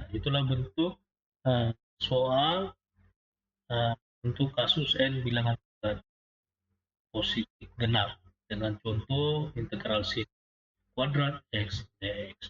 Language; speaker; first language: Indonesian; native; Indonesian